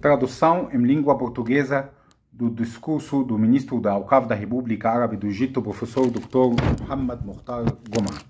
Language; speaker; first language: Portuguese; non-native, fluent; Arabic